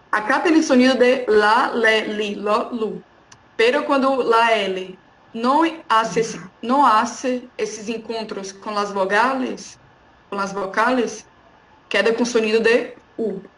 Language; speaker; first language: Spanish; non-native, fluent; Portuguese